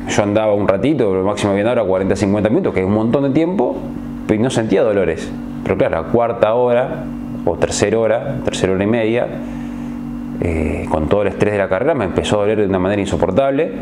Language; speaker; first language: Spanish; native; Spanish